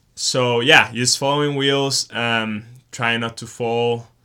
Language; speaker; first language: English; non-native, fluent; Spanish